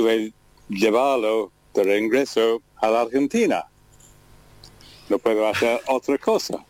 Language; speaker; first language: Spanish; non-native, learner; English